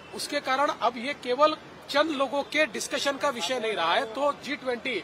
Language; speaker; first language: Hindi; non-native, local second language; Marathi